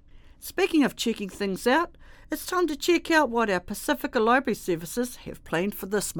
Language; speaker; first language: English; native; English